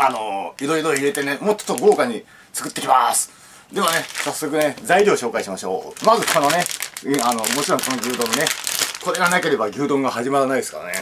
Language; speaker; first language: Japanese; native; Japanese